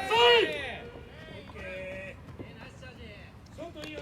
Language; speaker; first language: Japanese; native; Japanese